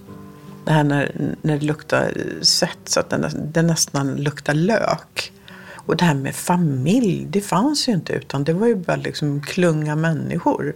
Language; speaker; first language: Swedish; early bilingual, other home language; Danish